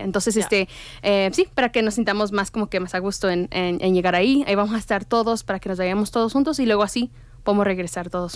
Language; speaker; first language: Spanish; native; Spanish